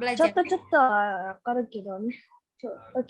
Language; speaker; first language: Japanese; non-native, learner; Indonesian